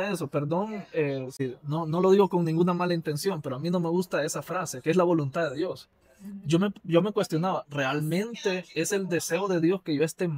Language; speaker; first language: Spanish; native; Spanish